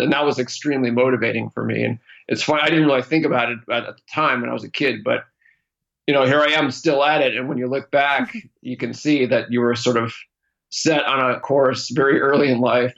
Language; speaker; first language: English; native; English